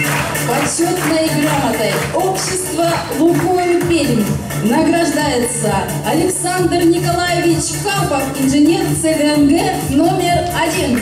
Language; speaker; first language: Russian; native; Russian